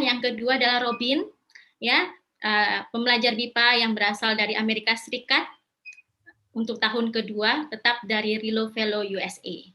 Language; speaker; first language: Indonesian; native; Indonesian